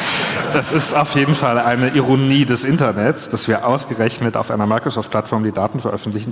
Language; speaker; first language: German; native; German